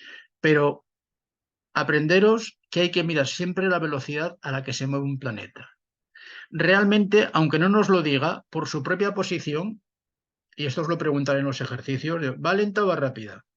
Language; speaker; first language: Spanish; native; Spanish